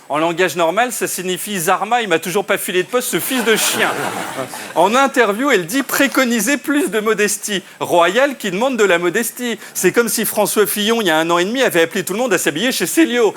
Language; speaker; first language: French; native; French